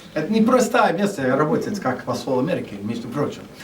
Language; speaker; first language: Russian; non-native, fluent; English